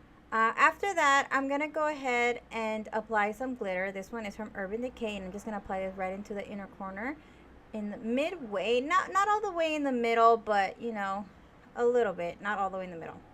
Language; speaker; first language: English; native; English